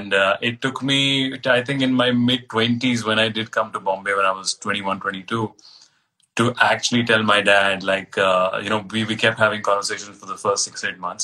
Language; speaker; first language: English; non-native, local second language; Hindi